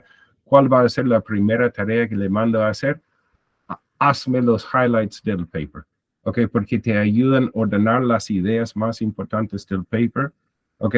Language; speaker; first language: Spanish; non-native, fluent; English